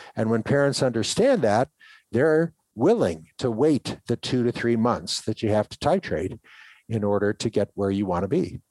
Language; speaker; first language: English; native; English